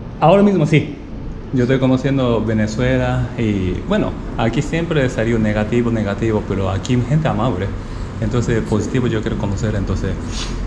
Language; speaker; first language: Spanish; non-native, learner; Japanese